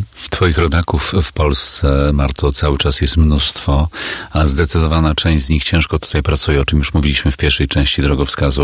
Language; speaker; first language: Polish; native; Polish